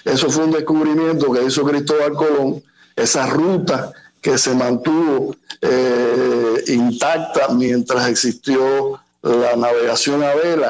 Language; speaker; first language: Spanish; native; Spanish